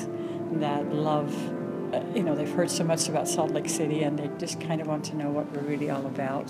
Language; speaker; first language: English; non-native, fluent; Dutch